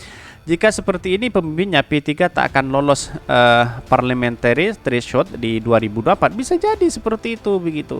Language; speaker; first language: Indonesian; native; Indonesian